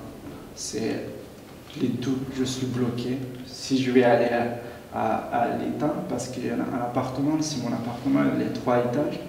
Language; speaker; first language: French; non-native, learner; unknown